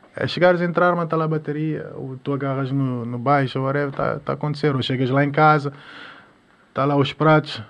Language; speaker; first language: Portuguese; non-native, local second language; Kabuverdianu